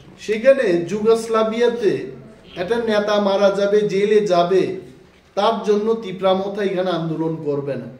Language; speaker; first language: Bangla; non-native, local second language; Kok Borok